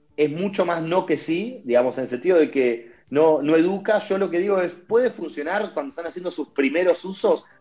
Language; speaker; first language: Spanish; native; Spanish